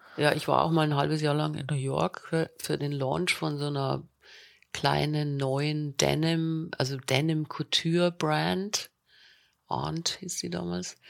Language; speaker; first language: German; native; German